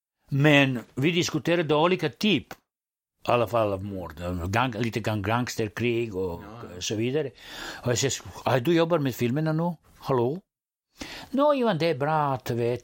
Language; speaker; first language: Swedish; non-native, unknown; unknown